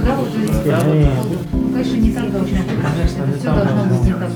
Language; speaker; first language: Russian; non-native, local second language; Kyrgyz